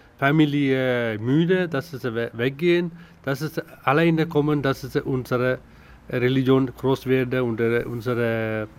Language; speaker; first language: German; non-native, learner; Tamil